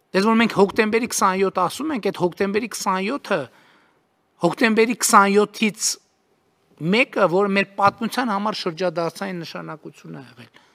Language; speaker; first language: Armenian; native; Armenian